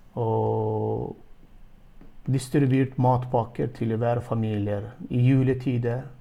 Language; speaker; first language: Norwegian; non-native, fluent; Turkmen